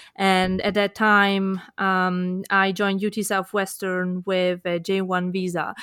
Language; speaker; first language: English; non-native, fluent; Italian